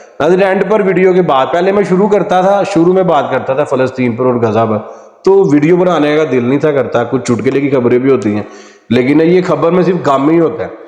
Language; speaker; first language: Urdu; non-native, local second language; Punjabi